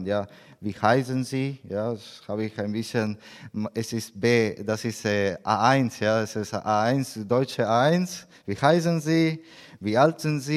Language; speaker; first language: German; non-native, learner; Spanish